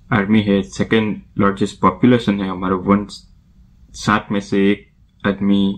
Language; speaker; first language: Hindi; native; Hindi